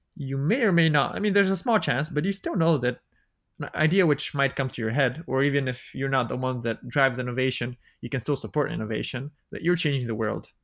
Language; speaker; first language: English; non-native, fluent; Bulgarian